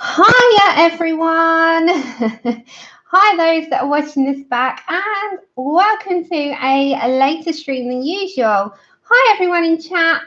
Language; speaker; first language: English; native; English